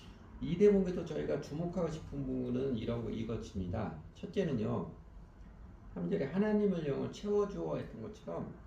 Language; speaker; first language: Korean; native; Korean